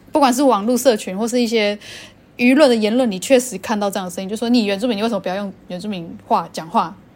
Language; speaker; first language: Chinese; native; Chinese